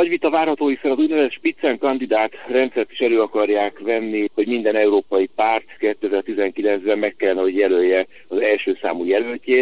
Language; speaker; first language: Hungarian; native; Hungarian